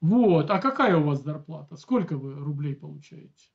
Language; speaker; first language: Russian; native; Russian